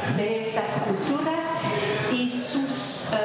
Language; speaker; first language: Spanish; non-native, fluent; French